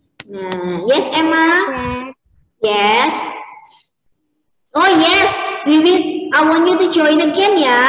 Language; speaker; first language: English; non-native, learner; Indonesian